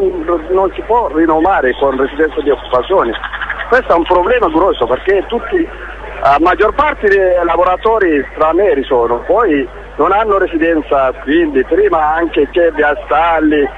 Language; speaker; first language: Italian; non-native, learner; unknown